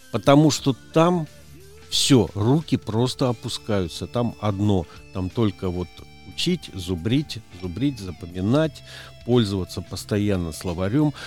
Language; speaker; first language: Russian; native; Russian